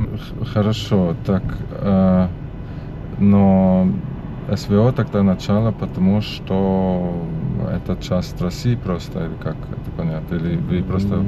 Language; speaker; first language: Russian; non-native, fluent; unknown